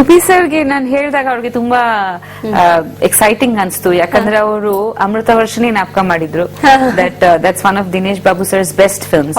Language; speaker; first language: Kannada; non-native, fluent; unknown